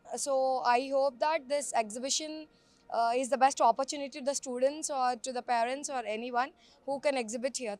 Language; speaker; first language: English; non-native, local second language; Telugu